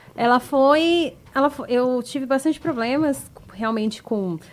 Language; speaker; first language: Portuguese; native; Portuguese